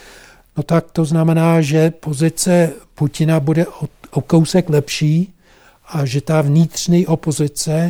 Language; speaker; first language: Czech; non-native, fluent; English